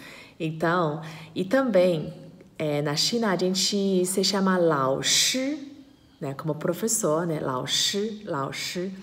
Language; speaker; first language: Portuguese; non-native, fluent; Chinese